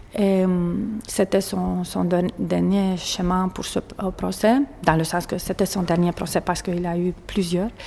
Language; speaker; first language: French; non-native, fluent; Portuguese